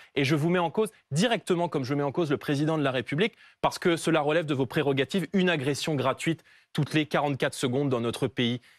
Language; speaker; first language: French; native; French